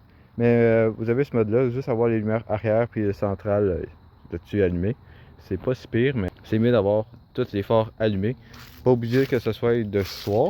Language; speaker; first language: French; native; French